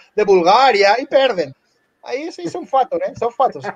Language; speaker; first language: Portuguese; non-native, learner; Spanish